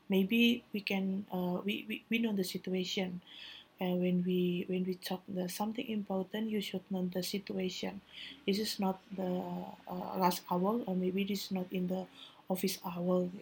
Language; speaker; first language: English; non-native, learner; Indonesian